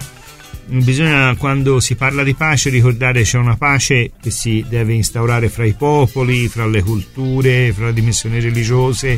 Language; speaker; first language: Italian; native; Italian